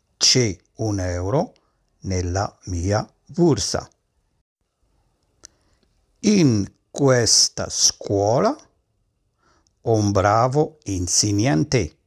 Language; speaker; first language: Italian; non-native, fluent; Arabic